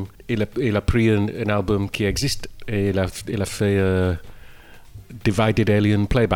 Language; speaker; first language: French; non-native, learner; English